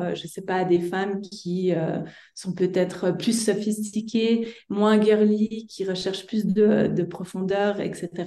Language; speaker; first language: French; native; French